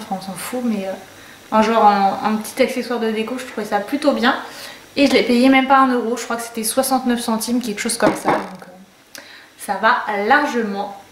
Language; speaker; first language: French; native; French